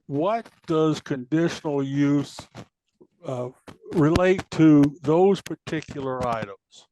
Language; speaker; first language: English; native; English